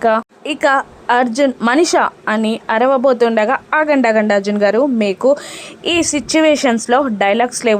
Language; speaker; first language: Telugu; native; Telugu